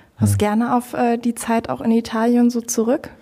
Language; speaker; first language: German; native; German